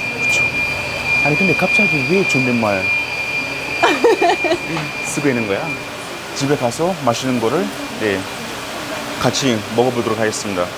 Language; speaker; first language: Korean; non-native, fluent; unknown